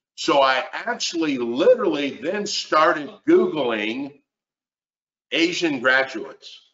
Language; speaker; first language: English; native; English